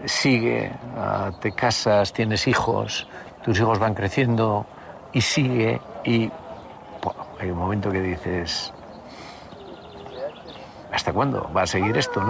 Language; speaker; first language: Spanish; native; Spanish